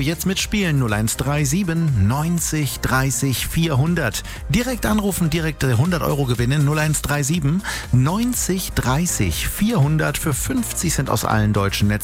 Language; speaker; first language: German; native; German